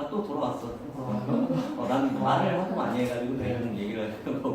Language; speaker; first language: Korean; native; Korean